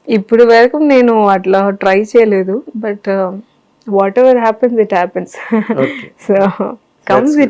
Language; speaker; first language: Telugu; non-native, learner; Tamil